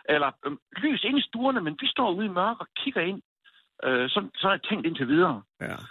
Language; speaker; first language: Danish; native; Danish